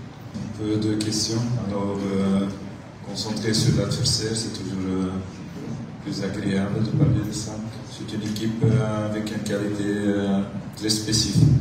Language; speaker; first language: French; non-native, local second language; Dutch